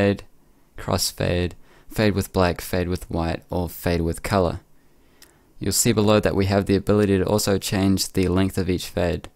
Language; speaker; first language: English; native; English